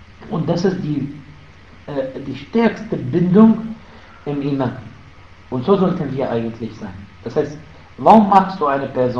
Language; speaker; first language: German; non-native, fluent; Arabic